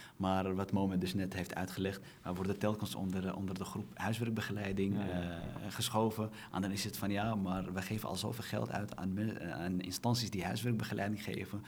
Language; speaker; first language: Dutch; early bilingual, other home language; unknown